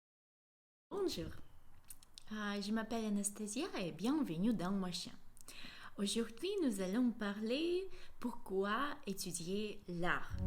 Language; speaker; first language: French; non-native, fluent; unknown